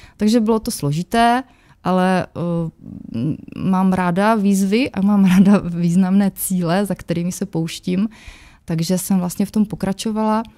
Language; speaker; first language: Czech; native; Czech